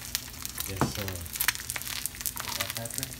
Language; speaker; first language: English; native; English